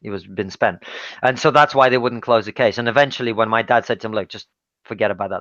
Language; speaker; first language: English; non-native, fluent; Russian